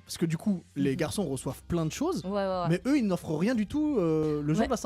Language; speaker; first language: French; native; French